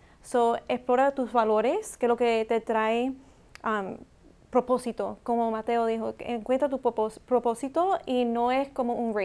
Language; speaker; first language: Spanish; non-native, learner; English